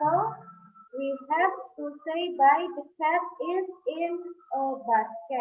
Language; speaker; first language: English; non-native, fluent; Indonesian